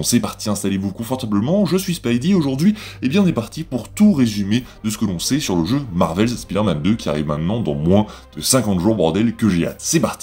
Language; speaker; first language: French; native; French